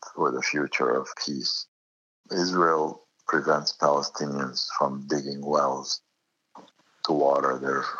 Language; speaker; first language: English; non-native, fluent; Arabic